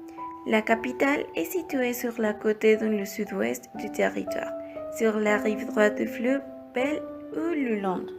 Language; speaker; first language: French; non-native, learner; Portuguese